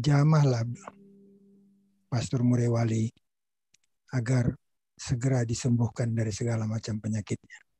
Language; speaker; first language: Indonesian; native; Indonesian